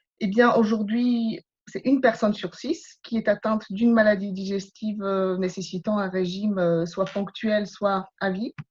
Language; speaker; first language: French; non-native, fluent; Polish